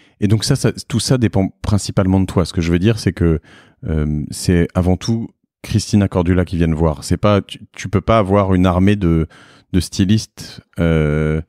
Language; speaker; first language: French; native; French